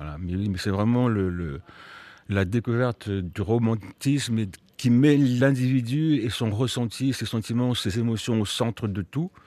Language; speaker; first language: French; early bilingual, other home language; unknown